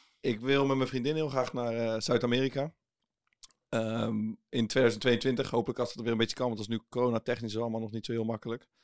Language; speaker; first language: Dutch; native; Dutch